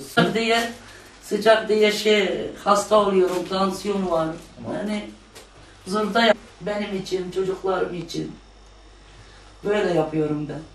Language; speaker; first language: Turkish; non-native, local second language; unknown